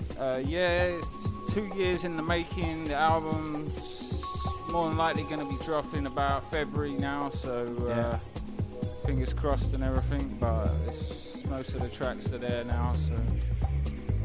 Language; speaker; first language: English; native; English